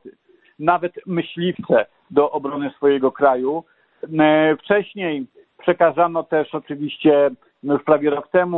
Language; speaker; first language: Polish; native; Polish